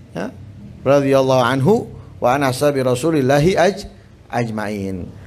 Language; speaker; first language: Indonesian; native; Indonesian